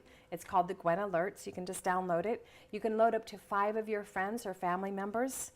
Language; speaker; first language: English; native; English